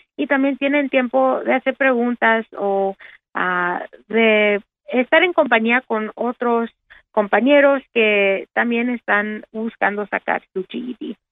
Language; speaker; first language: Spanish; early bilingual, heritage; Spanish